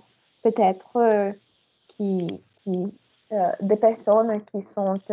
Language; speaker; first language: French; non-native, learner; Portuguese